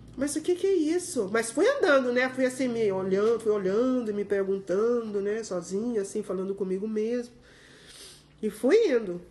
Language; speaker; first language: Portuguese; native; Portuguese